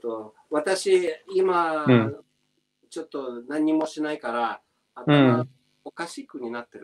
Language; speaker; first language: Japanese; non-native, learner; Russian